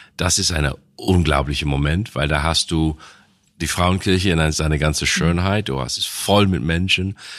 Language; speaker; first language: German; non-native, fluent; English